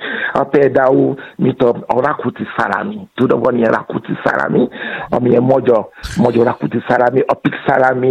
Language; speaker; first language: Hungarian; non-native, learner; Yoruba